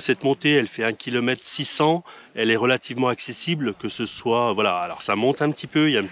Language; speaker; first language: French; native; French